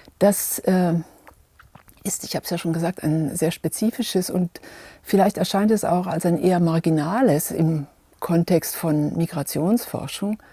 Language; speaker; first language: German; native; German